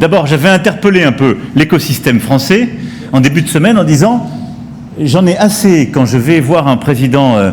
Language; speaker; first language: French; native; French